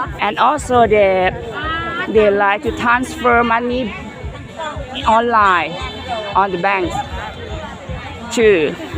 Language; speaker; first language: English; non-native, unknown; Thai